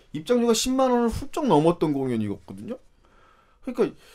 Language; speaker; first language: Korean; native; Korean